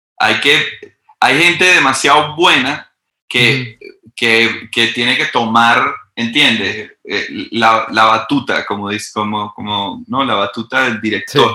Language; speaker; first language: Spanish; native; Spanish